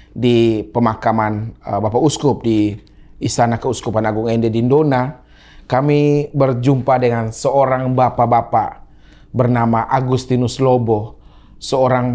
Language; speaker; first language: Indonesian; native; Indonesian